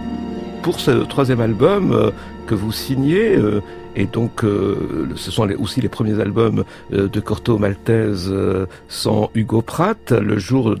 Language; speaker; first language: French; native; French